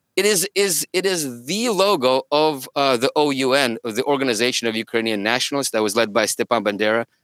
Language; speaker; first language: English; early bilingual, other home language; Russian